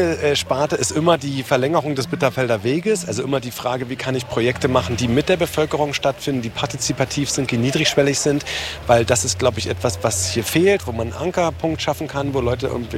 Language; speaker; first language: German; native; German